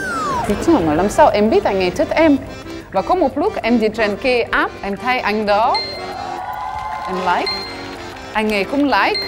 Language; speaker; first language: Vietnamese; non-native, fluent; French